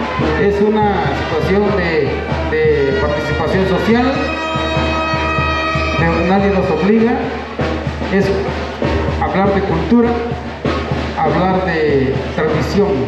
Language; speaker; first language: Spanish; native; Spanish